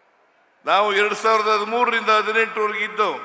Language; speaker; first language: Kannada; native; Kannada